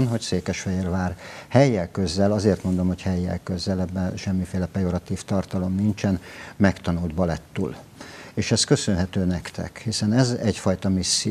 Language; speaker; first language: Hungarian; native; Hungarian